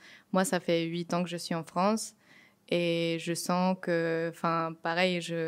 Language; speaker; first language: French; non-native, fluent; Spanish